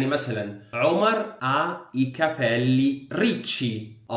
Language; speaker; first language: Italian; non-native, fluent; Arabic